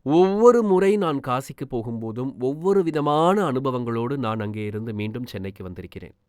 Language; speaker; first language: Tamil; native; Tamil